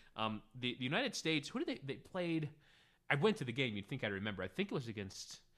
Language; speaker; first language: English; early bilingual, other home language; Spanish